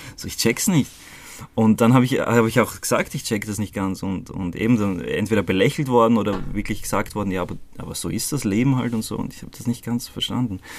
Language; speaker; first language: German; early bilingual, other home language; Croatian